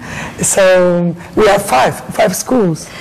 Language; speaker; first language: English; non-native, learner; Spanish